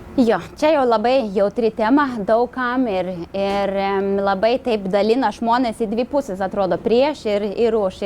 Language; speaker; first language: Lithuanian; non-native, fluent; Swedish